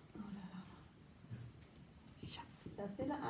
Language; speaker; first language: French; non-native, fluent; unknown